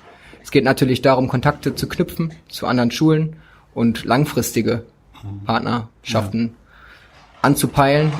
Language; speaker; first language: German; native; German